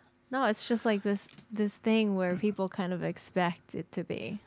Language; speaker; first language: English; non-native, fluent; Japanese